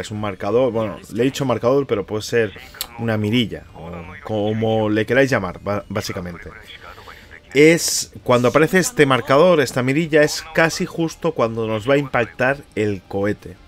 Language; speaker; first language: Spanish; native; Spanish